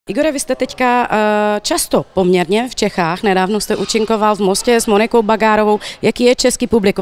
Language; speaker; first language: Czech; native; Czech